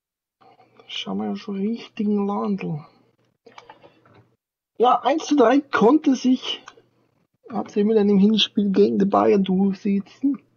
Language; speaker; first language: German; native; German